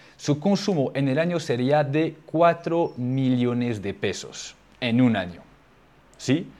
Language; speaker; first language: Spanish; non-native, fluent; French